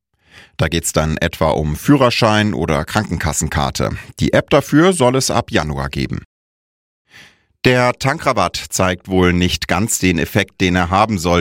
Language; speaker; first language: German; native; German